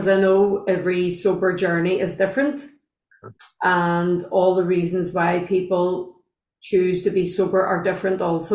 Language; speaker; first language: English; native; English